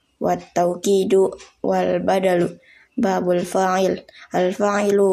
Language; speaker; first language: Arabic; non-native, learner; Indonesian